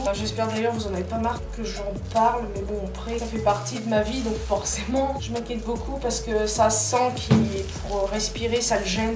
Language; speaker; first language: French; native; French